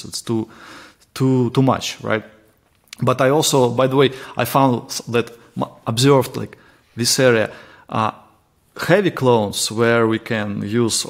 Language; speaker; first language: English; non-native, fluent; Russian